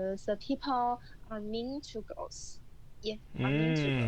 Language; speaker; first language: English; non-native, learner; Chinese